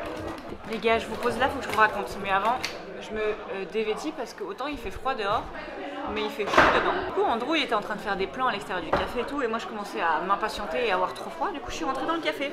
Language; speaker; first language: French; native; French